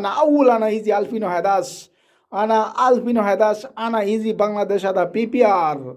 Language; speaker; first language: Arabic; non-native, learner; Bangla